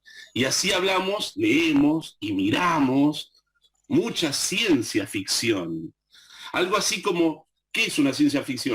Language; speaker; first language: Spanish; native; Spanish